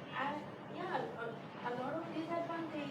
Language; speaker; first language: English; non-native, learner; Bangla